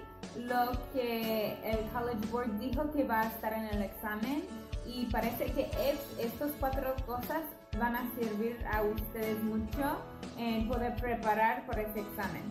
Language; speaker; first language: Spanish; non-native, fluent; English